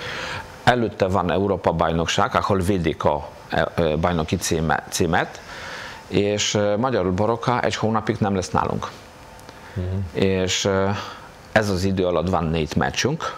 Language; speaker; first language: Hungarian; non-native, fluent; Polish